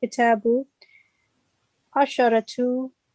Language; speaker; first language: Arabic; non-native, learner; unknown